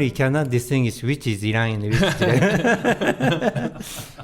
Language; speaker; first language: English; non-native, learner; Japanese